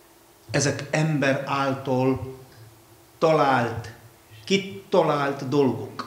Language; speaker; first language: Hungarian; non-native, fluent; Malayalam